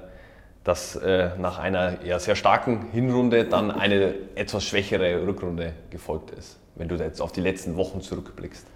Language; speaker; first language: German; native; German